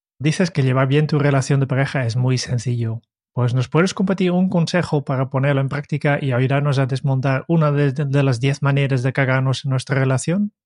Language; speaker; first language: Spanish; non-native, fluent; Dutch